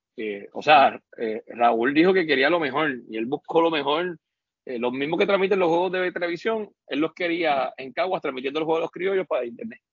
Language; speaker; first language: Spanish; native; Spanish